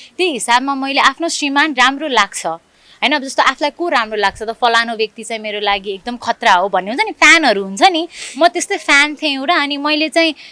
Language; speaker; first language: Nepali; native; Nepali